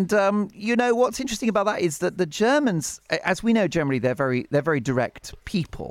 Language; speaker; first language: English; native; English